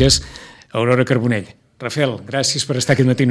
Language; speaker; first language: Catalan; native; Catalan